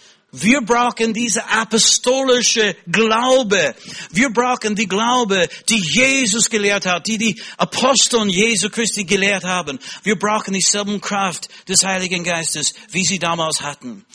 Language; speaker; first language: German; non-native, fluent; English